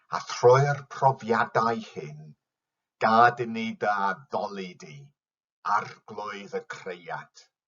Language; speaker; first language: Welsh; non-native, local second language; English